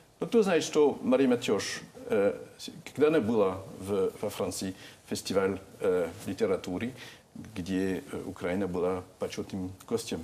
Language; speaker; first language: Russian; non-native, fluent; French